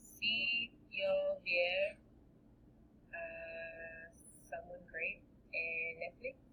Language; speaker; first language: Spanish; non-native, learner; English